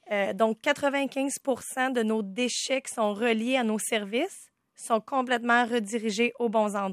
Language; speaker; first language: French; native; French